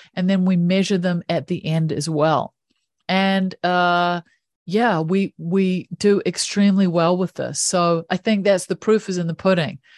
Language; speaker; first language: English; native; English